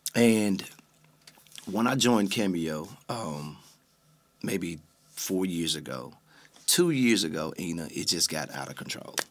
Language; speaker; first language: English; native; English